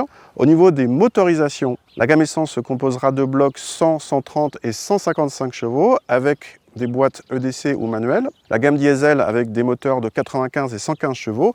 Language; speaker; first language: French; native; French